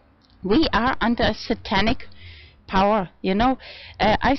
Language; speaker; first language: English; non-native, fluent; German